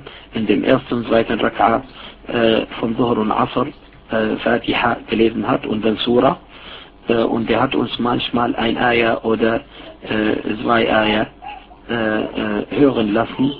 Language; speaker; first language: German; non-native, fluent; Arabic